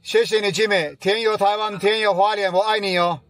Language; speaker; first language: Chinese; non-native, fluent; Turkish